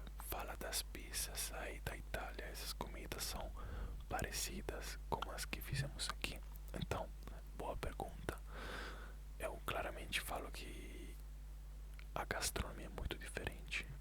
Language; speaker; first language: Portuguese; non-native, fluent; Italian